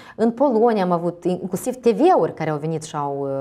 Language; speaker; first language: Romanian; native; Romanian